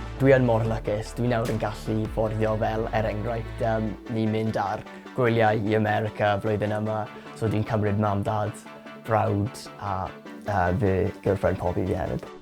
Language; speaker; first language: Welsh; non-native, local second language; English